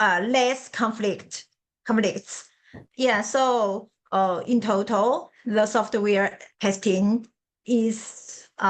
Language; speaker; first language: English; non-native, learner; Chinese